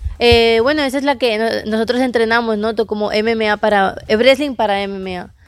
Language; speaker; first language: Spanish; native; Spanish